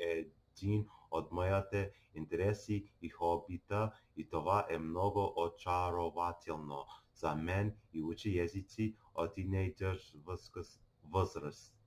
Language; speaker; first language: Bulgarian; non-native, learner; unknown